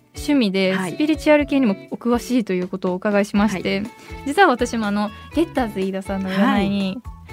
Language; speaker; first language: Japanese; native; Japanese